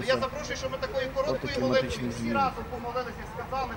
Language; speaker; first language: Ukrainian; native; Ukrainian